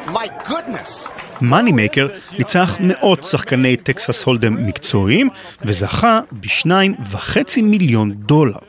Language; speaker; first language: Hebrew; native; Hebrew